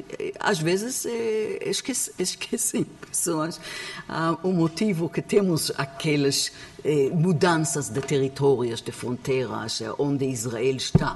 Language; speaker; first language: Portuguese; non-native, learner; Hebrew